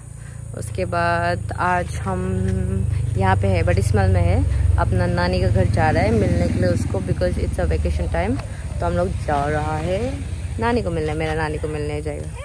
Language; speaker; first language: Hindi; non-native, local second language; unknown